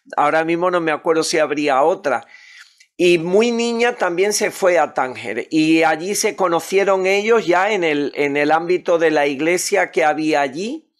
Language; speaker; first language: Spanish; native; Spanish